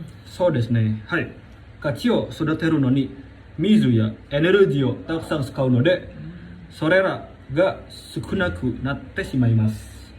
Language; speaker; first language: Japanese; non-native, learner; Indonesian